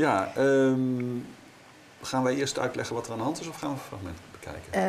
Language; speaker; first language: Dutch; native; Dutch